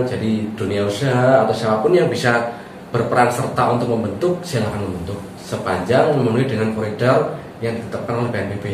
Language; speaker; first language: Indonesian; native; Indonesian